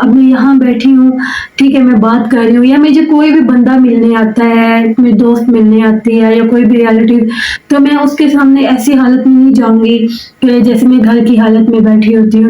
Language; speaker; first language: Urdu; native; Urdu